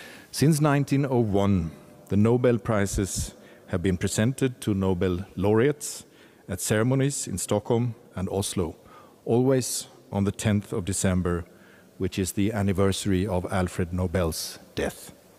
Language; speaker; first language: English; non-native, fluent; Swedish